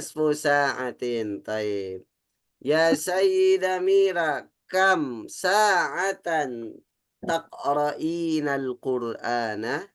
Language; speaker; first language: Arabic; non-native, fluent; Indonesian